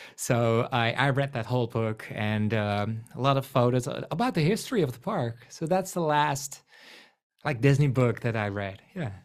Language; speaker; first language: English; non-native, fluent; Dutch